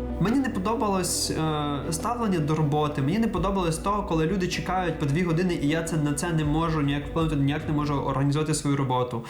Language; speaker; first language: Ukrainian; native; Ukrainian